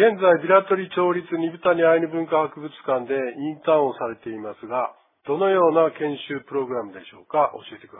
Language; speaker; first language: Japanese; native; Japanese